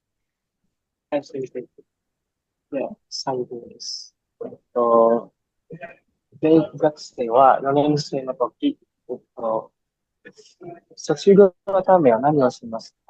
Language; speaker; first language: Japanese; non-native, learner; Indonesian